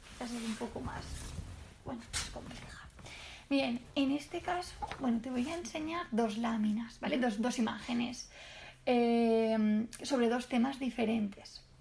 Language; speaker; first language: Spanish; native; Spanish